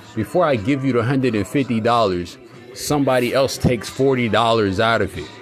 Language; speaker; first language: English; native; English